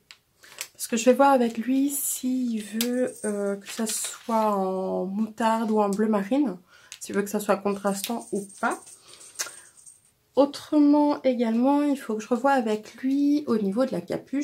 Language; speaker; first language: French; native; French